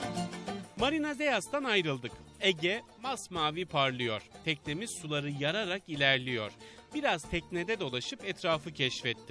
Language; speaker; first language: Turkish; native; Turkish